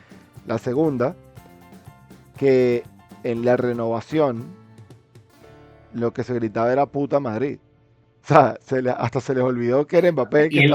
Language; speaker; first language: Spanish; native; Spanish